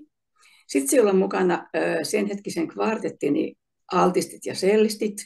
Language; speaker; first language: Finnish; native; Finnish